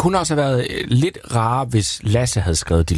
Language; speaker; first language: Danish; native; Danish